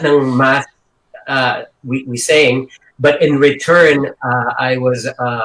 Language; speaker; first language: English; non-native, local second language; Filipino